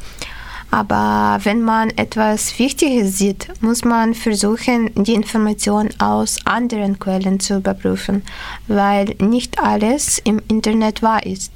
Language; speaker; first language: German; non-native, learner; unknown